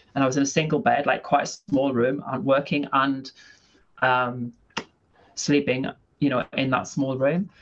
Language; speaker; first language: English; native; English